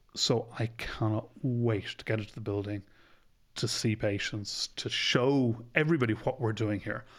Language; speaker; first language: English; native; English